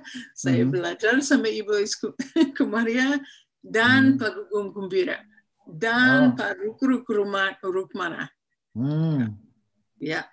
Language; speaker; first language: Indonesian; non-native, fluent; English